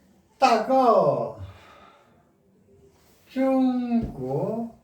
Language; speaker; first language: Chinese; non-native, learner; Korean